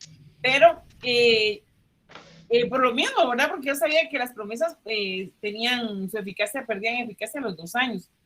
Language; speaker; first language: Spanish; native; Spanish